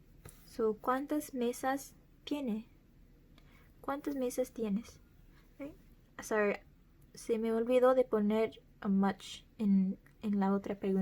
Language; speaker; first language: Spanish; early bilingual, heritage; Spanish